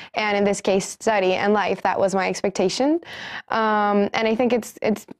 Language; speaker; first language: English; non-native, fluent; Spanish